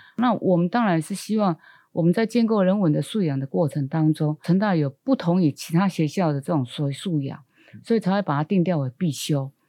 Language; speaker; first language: Chinese; native; Chinese